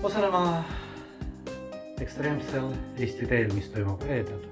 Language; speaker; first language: Estonian; non-native, fluent; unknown